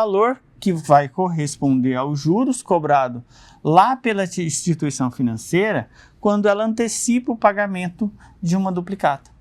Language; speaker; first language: Portuguese; native; Portuguese